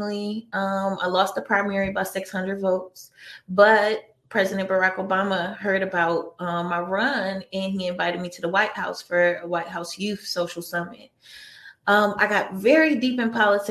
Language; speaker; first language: English; native; English